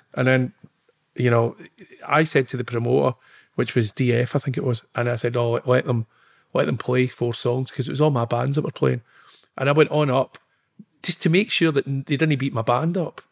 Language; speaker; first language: English; native; English